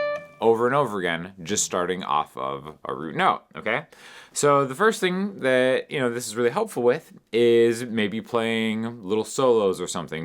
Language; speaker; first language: English; native; English